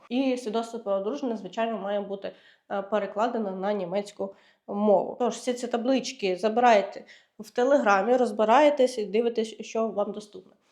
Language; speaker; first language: Ukrainian; native; Ukrainian